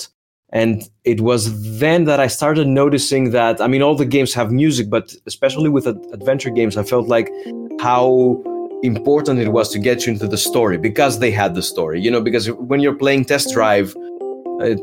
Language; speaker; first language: English; non-native, fluent; Greek